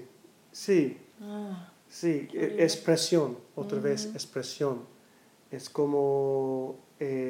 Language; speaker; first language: Spanish; non-native, learner; English